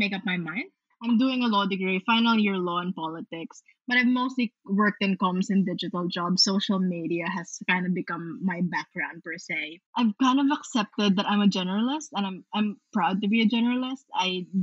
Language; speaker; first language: English; non-native, local second language; Filipino